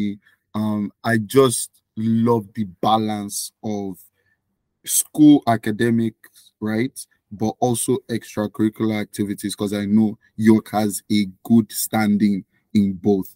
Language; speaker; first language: English; non-native, local second language; Yoruba